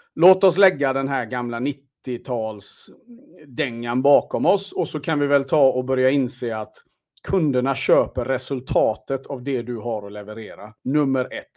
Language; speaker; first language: Swedish; native; Swedish